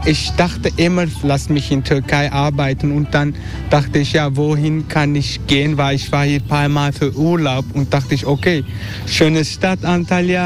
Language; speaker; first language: German; non-native, fluent; Turkish